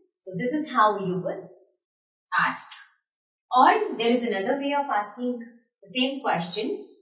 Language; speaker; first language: English; non-native, local second language; Hindi